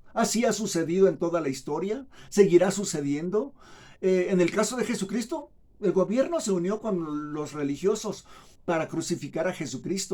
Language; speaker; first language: Spanish; native; Spanish